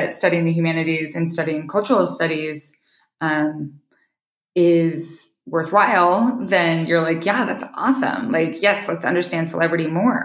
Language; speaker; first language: English; native; English